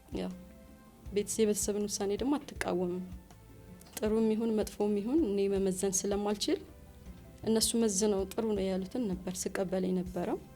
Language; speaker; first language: Amharic; native; Amharic